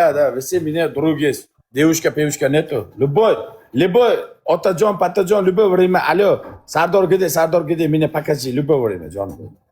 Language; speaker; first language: Russian; non-native, learner; Uzbek